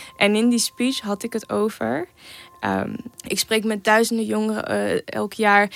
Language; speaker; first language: Dutch; native; Dutch